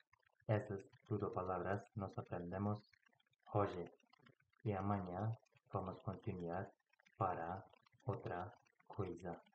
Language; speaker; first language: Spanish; non-native, learner; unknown